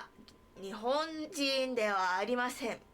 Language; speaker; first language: Japanese; non-native, learner; English